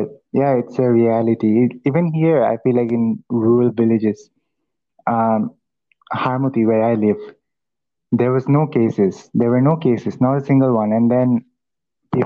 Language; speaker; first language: English; non-native, local second language; Assamese